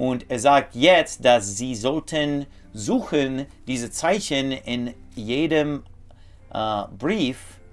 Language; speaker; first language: German; non-native, learner; English